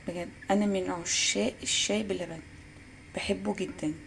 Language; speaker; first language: Arabic; native; Arabic